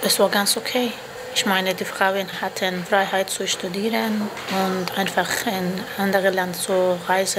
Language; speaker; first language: German; non-native, learner; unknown